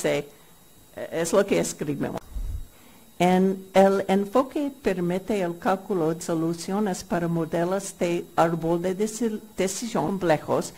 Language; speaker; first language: Spanish; non-native, fluent; English